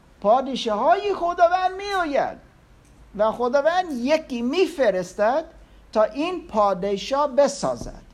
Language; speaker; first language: Persian; non-native, learner; English